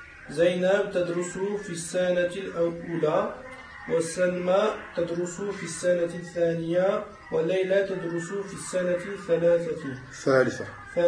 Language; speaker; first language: Arabic; non-native, learner; French